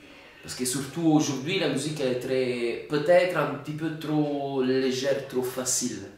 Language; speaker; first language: French; non-native, fluent; Italian